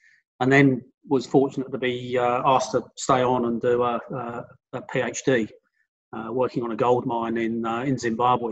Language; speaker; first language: English; native; English